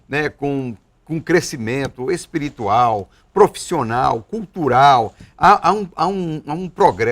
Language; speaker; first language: Portuguese; native; Portuguese